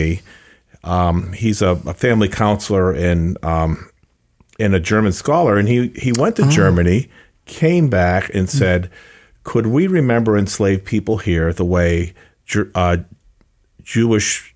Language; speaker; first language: English; native; English